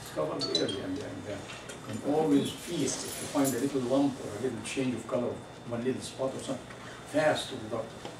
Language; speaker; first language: English; non-native, fluent; Arabic